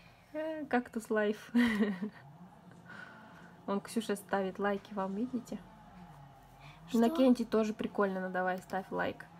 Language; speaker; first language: Russian; native; Russian